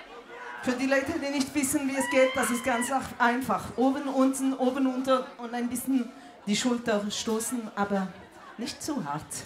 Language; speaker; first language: German; non-native, local second language; French